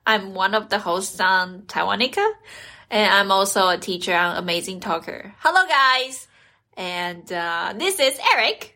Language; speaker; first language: English; non-native, fluent; Chinese